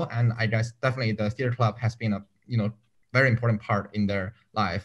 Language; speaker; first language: English; non-native, fluent; Chinese